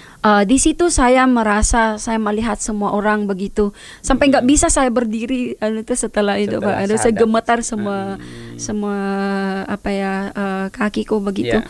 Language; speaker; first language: Indonesian; non-native, fluent; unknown